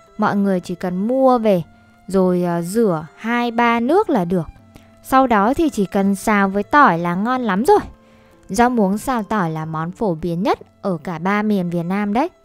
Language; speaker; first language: Vietnamese; native; Vietnamese